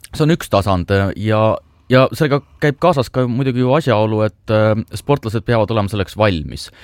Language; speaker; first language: Estonian; native; Estonian